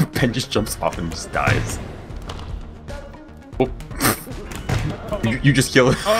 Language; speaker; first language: English; native; English